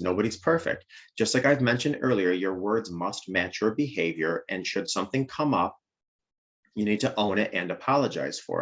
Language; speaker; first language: English; native; English